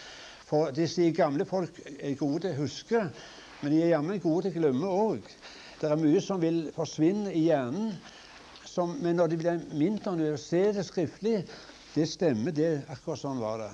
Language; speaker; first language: Norwegian; native; Norwegian